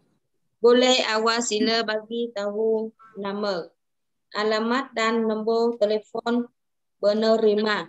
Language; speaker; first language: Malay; non-native, learner; Vietnamese